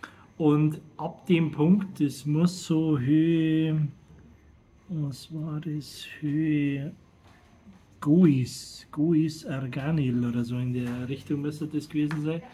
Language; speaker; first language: German; native; German